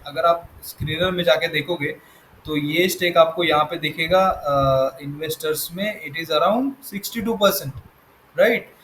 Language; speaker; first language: Hindi; non-native, local second language; Marathi